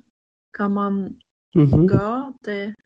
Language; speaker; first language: Norwegian; non-native, learner; Swedish